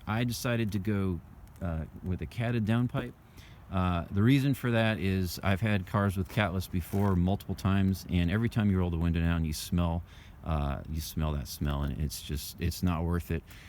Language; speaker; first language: English; native; English